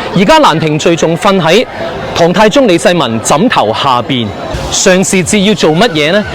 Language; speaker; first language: Cantonese; native; Cantonese